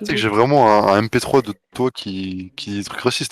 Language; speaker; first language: French; native; French